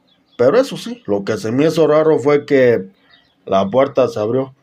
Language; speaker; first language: Spanish; native; Spanish